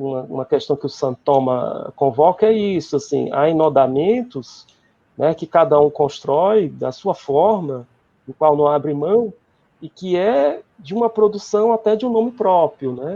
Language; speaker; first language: Portuguese; native; Portuguese